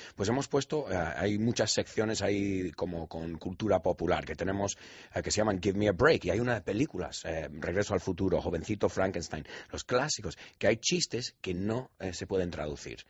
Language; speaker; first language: Spanish; non-native, fluent; English